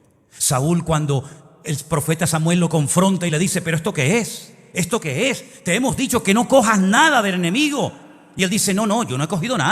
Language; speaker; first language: Spanish; native; Spanish